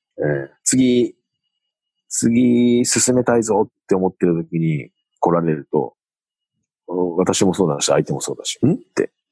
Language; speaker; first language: Japanese; native; Japanese